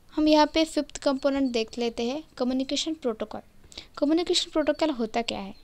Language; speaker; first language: Hindi; non-native, local second language; Marathi